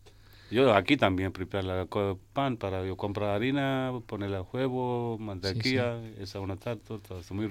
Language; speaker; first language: Spanish; non-native, learner; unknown